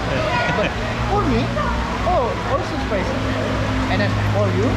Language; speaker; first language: English; non-native, learner; Indonesian